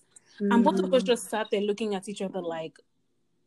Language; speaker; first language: English; non-native, local second language; Yoruba